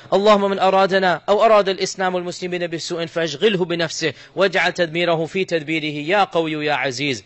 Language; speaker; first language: Arabic; non-native, fluent; English